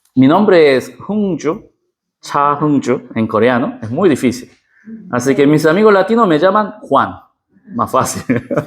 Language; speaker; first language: Spanish; early bilingual, other home language; Korean